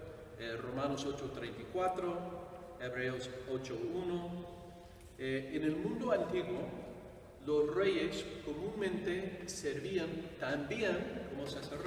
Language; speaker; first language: Spanish; non-native, fluent; English